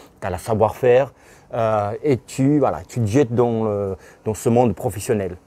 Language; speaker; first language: French; non-native, fluent; Russian